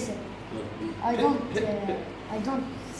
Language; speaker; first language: English; non-native, learner; Arabic